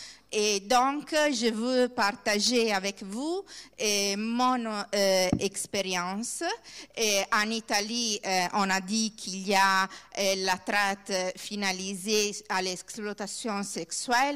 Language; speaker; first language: French; non-native, learner; Italian